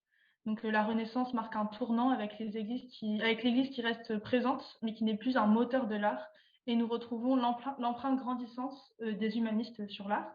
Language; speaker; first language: French; native; French